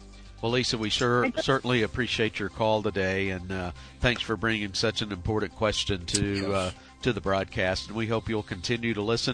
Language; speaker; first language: English; native; English